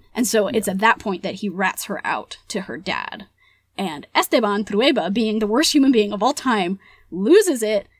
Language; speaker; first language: English; early bilingual, other home language; Spanish